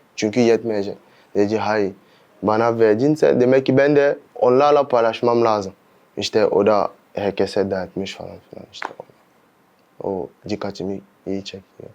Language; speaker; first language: Turkish; non-native, fluent; French